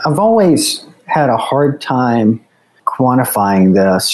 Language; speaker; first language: English; native; English